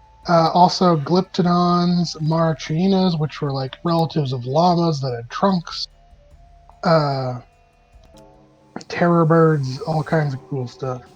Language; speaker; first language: English; native; English